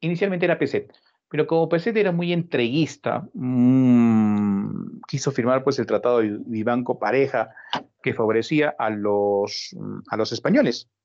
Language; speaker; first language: Spanish; native; Spanish